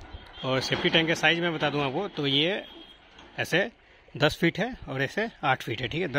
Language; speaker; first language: Hindi; native; Hindi